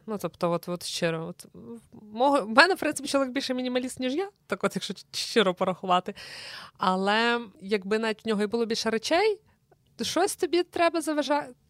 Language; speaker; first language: Ukrainian; native; Ukrainian